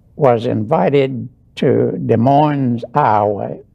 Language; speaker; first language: English; native; English